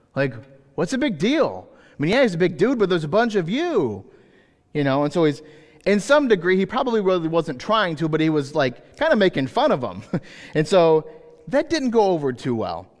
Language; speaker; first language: English; native; English